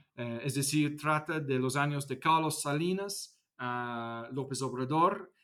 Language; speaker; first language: Spanish; non-native, fluent; English